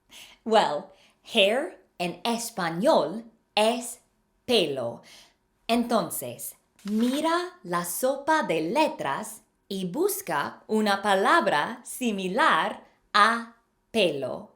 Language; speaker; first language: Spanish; non-native, fluent; English